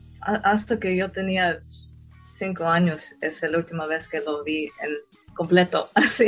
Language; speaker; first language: Spanish; early bilingual, heritage; Spanish